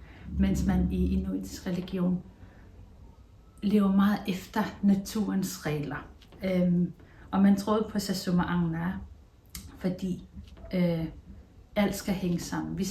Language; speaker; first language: Danish; non-native, local second language; Kalaallisut